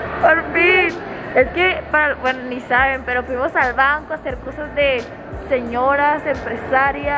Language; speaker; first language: Spanish; native; Spanish